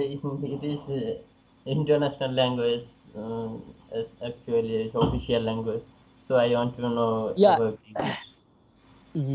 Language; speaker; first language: English; non-native, learner; Bangla